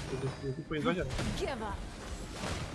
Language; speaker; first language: Portuguese; native; Portuguese